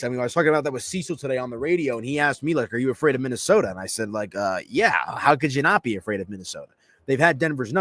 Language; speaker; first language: English; native; English